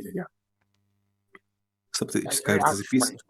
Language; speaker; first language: Russian; early bilingual, heritage; Russian